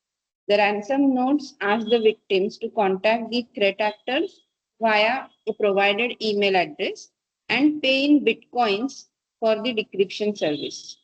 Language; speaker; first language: English; non-native, local second language; Marathi